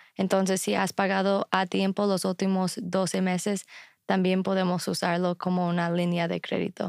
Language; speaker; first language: Spanish; non-native, fluent; English